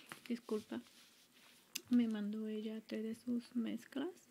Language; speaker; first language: Spanish; early bilingual, heritage; Spanish